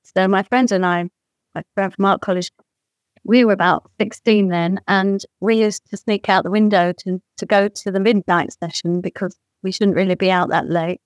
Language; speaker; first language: English; native; English